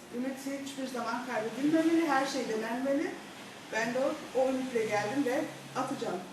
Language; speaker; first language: Turkish; early bilingual, heritage; Turkish